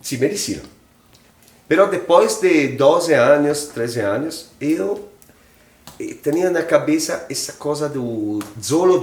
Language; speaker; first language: Portuguese; non-native, fluent; Italian